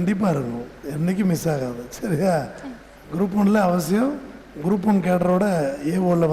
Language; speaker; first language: Tamil; native; Tamil